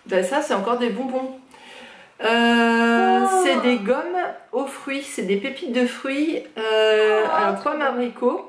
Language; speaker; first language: French; native; French